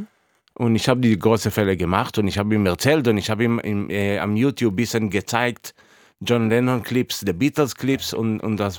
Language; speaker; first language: German; non-native, fluent; Hebrew